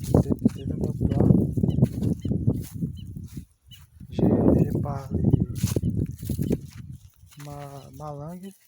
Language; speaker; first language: French; non-native, learner; Portuguese